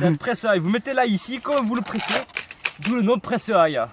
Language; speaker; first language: French; native; French